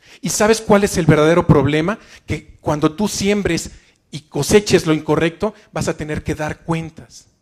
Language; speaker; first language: Spanish; native; Spanish